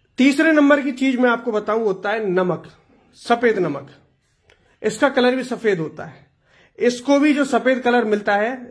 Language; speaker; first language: Hindi; non-native, local second language; Gujarati